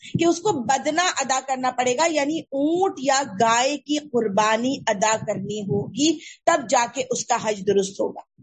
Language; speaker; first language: Urdu; native; Urdu